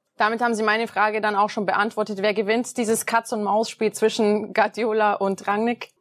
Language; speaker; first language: German; native; German